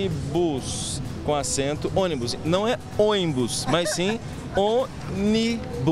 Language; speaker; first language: Portuguese; native; Portuguese